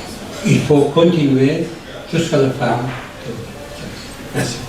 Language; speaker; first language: French; non-native, learner; Persian